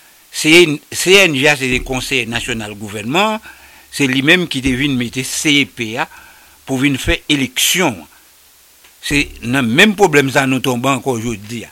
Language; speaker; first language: French; native; French